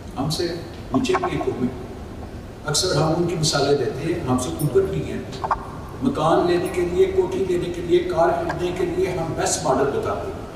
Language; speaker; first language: Urdu; non-native, local second language; Punjabi